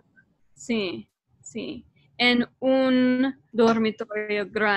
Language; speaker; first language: Spanish; non-native, learner; English